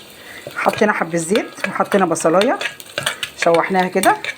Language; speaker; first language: Arabic; native; Arabic